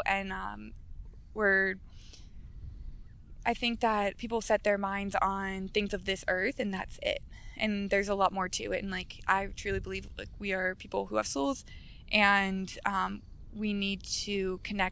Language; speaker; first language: English; native; English